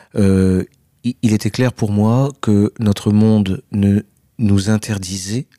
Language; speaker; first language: French; native; French